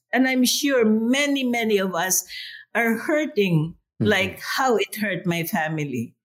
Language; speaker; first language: English; non-native, local second language; Hiligaynon